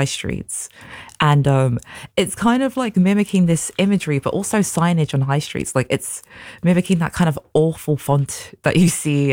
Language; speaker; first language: English; native; English